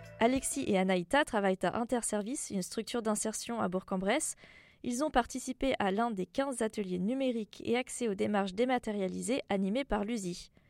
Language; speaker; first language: French; native; French